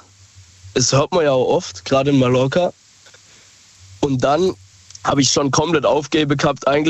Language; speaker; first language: German; native; German